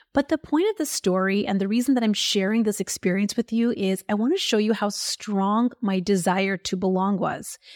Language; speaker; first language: English; early bilingual, other home language; Hindi